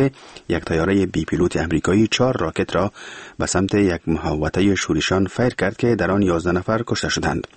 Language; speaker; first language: Persian; native; Persian